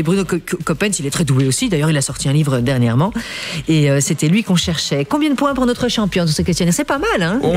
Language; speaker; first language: French; native; French